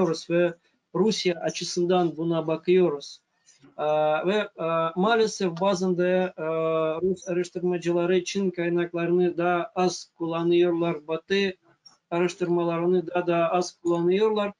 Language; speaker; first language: Turkish; non-native, fluent; Russian